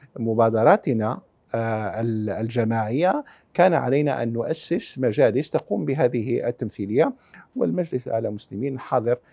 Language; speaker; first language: Arabic; early bilingual, heritage; Arabic